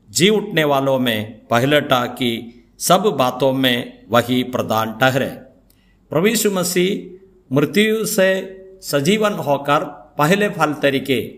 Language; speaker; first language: Hindi; non-native, local second language; Malayalam